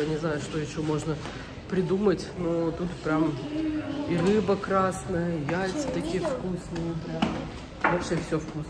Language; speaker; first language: Russian; native; Russian